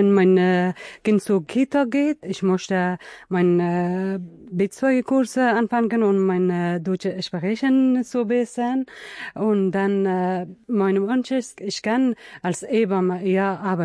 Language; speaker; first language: German; non-native, learner; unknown